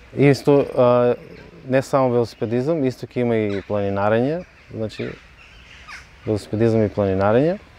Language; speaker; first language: Macedonian; native; Macedonian